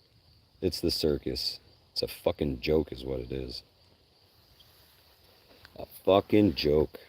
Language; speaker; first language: English; native; English